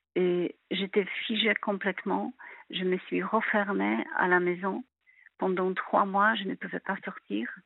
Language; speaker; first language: French; non-native, fluent; Polish